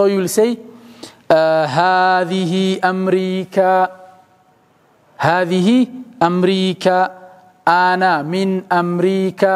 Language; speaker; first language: Arabic; non-native, fluent; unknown